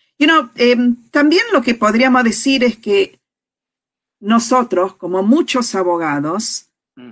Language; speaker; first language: Spanish; early bilingual, heritage; Spanish